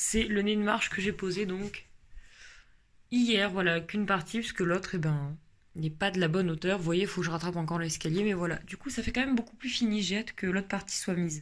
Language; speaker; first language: French; native; French